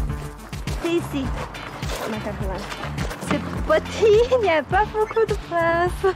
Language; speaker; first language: French; non-native, learner; Chinese